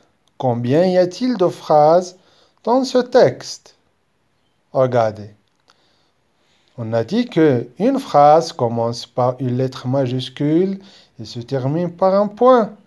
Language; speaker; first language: French; non-native, local second language; Arabic